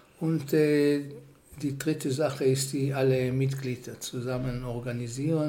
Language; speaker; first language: German; non-native, fluent; Hebrew